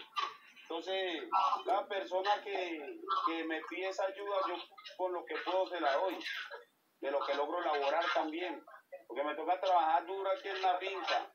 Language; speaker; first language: Spanish; native; Spanish